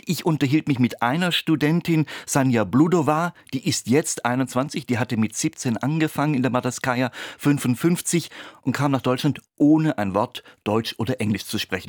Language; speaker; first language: German; native; German